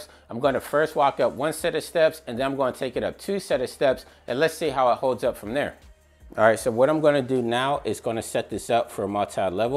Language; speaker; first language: English; native; English